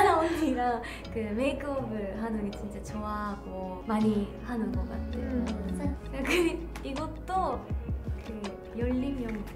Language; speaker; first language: Korean; non-native, fluent; Japanese